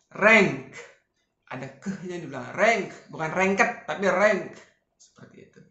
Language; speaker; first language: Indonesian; native; Indonesian